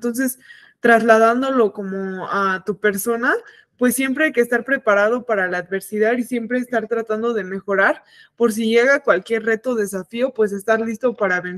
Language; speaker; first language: Spanish; native; Spanish